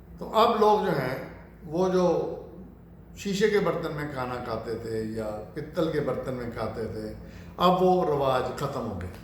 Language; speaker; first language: Urdu; non-native, local second language; Punjabi